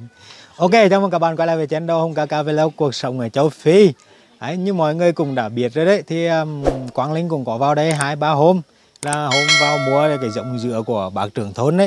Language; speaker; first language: Vietnamese; native; Vietnamese